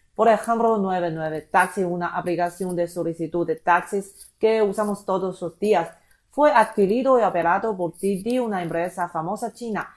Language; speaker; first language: Spanish; non-native, fluent; Chinese